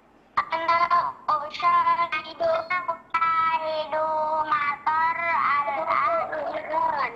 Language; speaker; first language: Arabic; non-native, learner; Indonesian